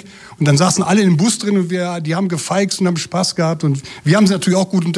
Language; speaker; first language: German; native; German